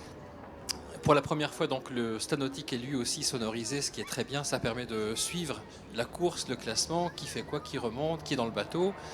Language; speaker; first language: French; native; French